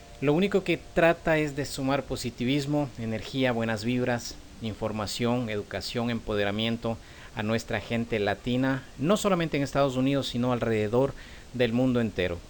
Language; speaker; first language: Spanish; native; Spanish